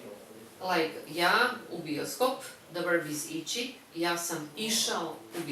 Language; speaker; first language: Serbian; non-native, fluent; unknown